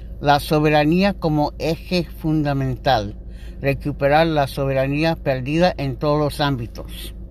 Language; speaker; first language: Spanish; non-native, learner; English